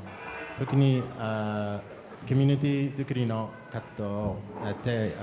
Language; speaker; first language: Japanese; non-native, fluent; English